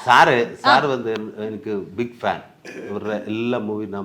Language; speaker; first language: Tamil; non-native, learner; Malayalam